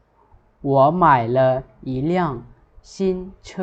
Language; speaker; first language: Chinese; non-native, fluent; Lao